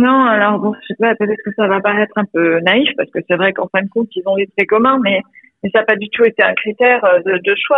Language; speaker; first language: French; native; French